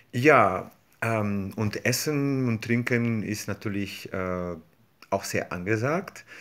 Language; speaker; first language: German; non-native, fluent; Spanish